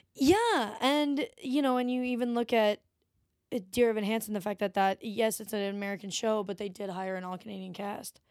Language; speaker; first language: English; native; English